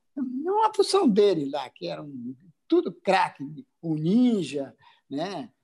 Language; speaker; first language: Portuguese; native; Portuguese